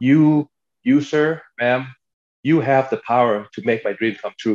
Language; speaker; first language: English; non-native, fluent; Thai